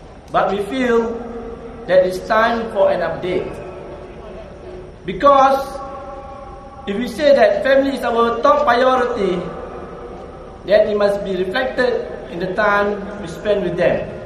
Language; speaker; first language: English; non-native, local second language; Malay